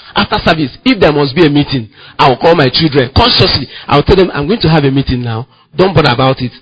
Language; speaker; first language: English; non-native, local second language; Igbo